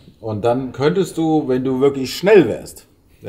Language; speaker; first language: German; native; German